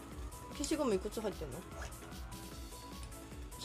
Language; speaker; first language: Japanese; native; Japanese